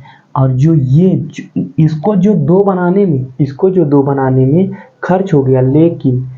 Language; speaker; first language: Hindi; native; Hindi